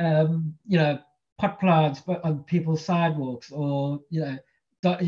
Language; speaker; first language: English; native; English